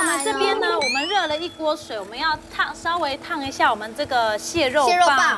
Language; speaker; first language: Chinese; native; Chinese